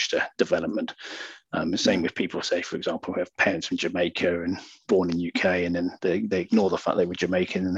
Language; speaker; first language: English; native; English